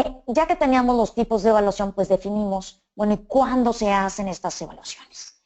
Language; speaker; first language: Spanish; native; Spanish